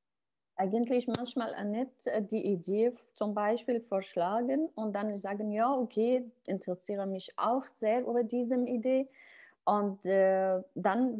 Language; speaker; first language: German; non-native, learner; Arabic